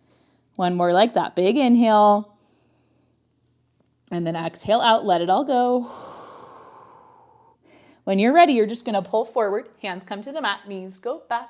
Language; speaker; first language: English; native; English